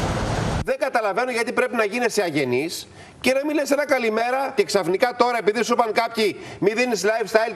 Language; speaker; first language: Greek; native; Greek